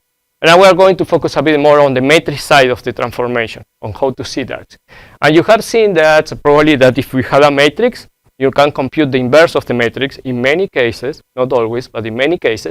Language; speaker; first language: English; non-native, fluent; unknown